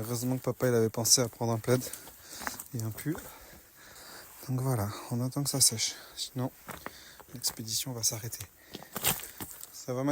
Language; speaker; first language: French; native; French